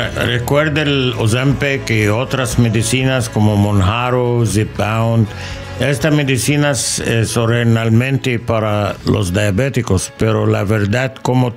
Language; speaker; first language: Spanish; non-native, learner; English